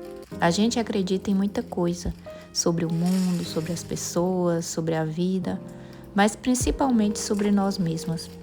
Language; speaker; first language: Portuguese; native; Portuguese